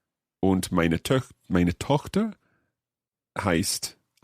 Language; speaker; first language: German; non-native, learner; English